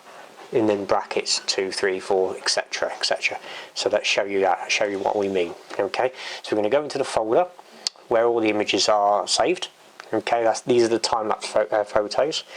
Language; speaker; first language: English; native; English